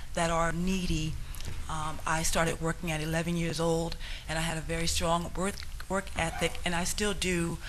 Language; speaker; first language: English; native; English